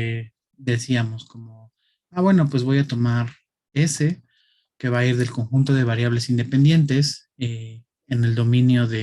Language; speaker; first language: Spanish; native; Spanish